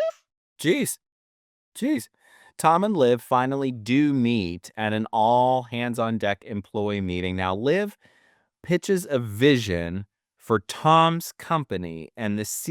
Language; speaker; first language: English; native; English